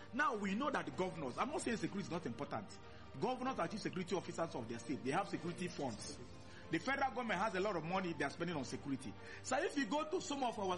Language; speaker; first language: English; non-native, local second language; Igbo